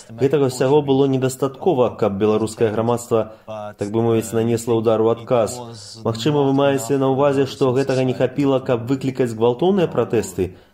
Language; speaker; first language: Belarusian; native; Belarusian